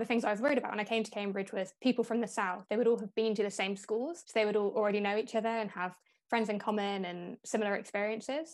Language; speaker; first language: English; native; English